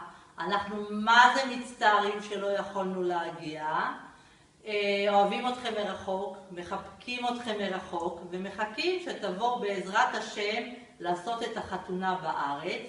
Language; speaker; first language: Hebrew; native; Hebrew